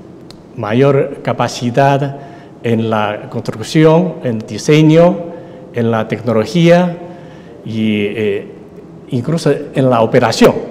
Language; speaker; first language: Spanish; non-native, fluent; Chinese